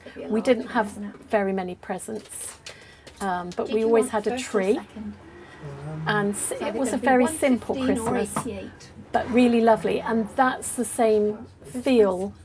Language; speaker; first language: English; native; English